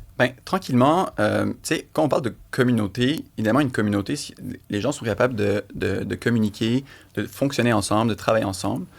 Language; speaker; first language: French; native; French